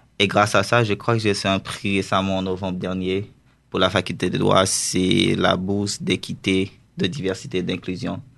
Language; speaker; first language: French; non-native, local second language; Haitian Creole